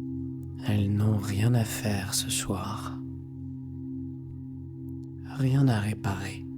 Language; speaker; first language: French; native; French